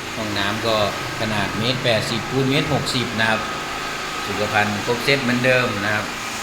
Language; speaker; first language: Thai; native; Thai